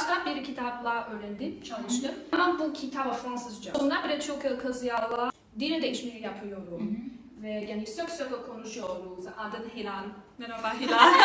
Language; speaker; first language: Turkish; non-native, learner; Chinese